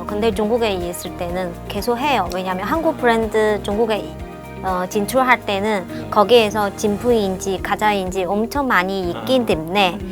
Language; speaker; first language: Korean; non-native, fluent; Chinese